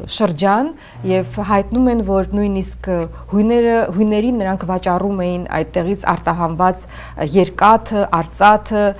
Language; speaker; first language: Armenian; native; Armenian